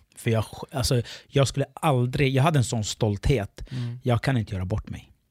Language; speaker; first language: Swedish; early bilingual, other home language; Arabic